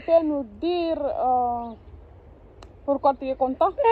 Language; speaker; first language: French; non-native, learner; Kinyarwanda